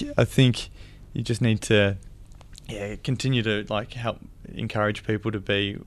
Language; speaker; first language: English; native; English